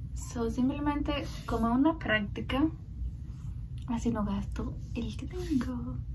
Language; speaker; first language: Spanish; early bilingual, heritage; Spanish